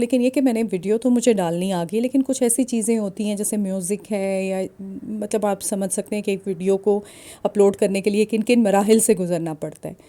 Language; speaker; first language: Urdu; non-native, local second language; Punjabi